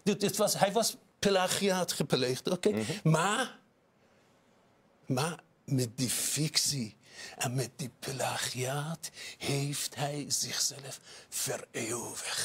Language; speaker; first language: Dutch; non-native, fluent; Persian